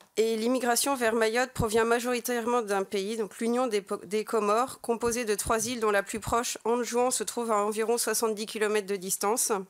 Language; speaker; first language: French; native; French